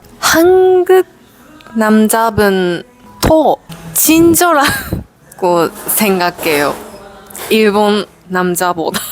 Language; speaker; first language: Korean; non-native, learner; Japanese